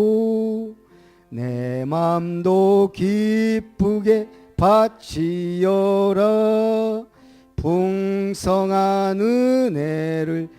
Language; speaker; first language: Korean; native; Korean